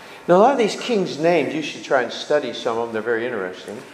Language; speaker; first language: English; native; English